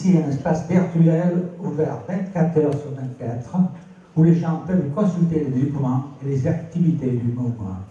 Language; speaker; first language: French; non-native, local second language; Italian